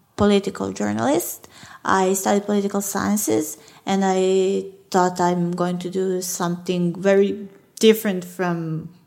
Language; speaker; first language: English; non-native, fluent; Serbian